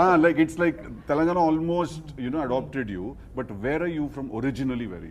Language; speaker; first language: Telugu; native; Telugu